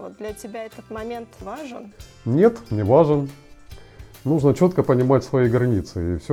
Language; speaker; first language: Russian; native; Russian